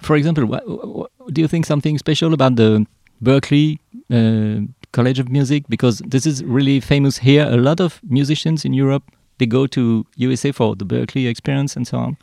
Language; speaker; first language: English; non-native, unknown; French